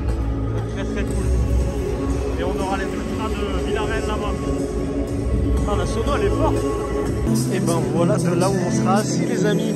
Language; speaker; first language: French; native; French